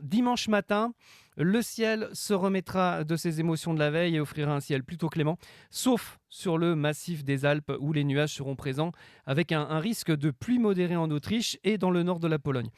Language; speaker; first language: French; native; French